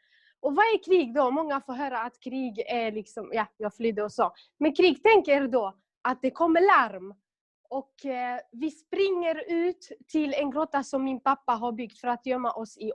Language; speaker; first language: Swedish; non-native, local second language; Kurdish